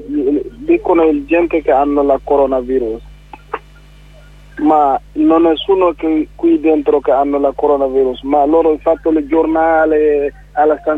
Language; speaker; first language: Italian; non-native, learner; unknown